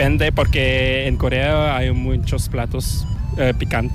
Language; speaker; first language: Spanish; non-native, fluent; Korean